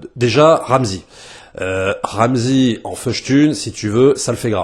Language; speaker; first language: French; native; French